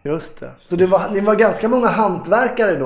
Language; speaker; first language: Swedish; native; Swedish